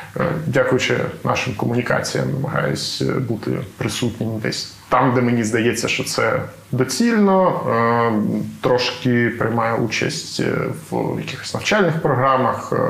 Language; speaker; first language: Ukrainian; native; Ukrainian